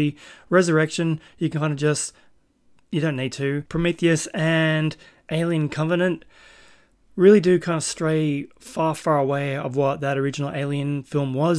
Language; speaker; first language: English; native; English